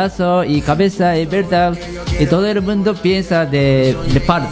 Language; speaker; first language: Spanish; non-native, learner; Japanese